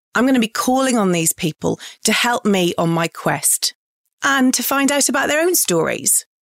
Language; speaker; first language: English; native; English